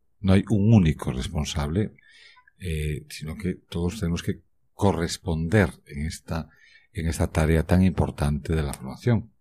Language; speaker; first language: Spanish; native; Spanish